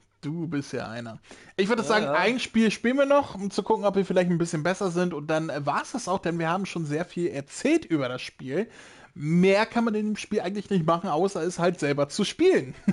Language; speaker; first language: German; native; German